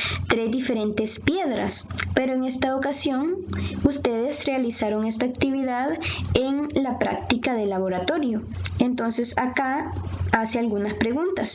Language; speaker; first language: Spanish; native; Spanish